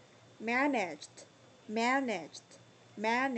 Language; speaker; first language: English; non-native, learner; Korean